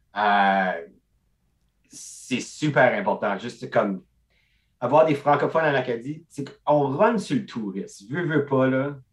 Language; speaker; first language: French; non-native, local second language; English